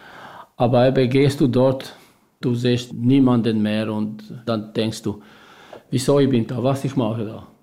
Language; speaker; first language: German; non-native, learner; Albanian